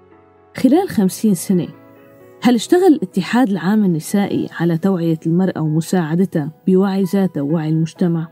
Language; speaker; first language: Arabic; native; Arabic